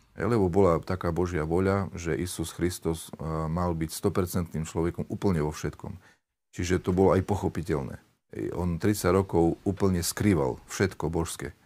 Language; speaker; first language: Slovak; native; Slovak